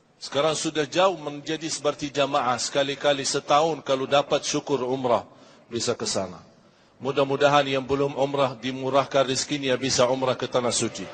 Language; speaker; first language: Malay; non-native, fluent; Arabic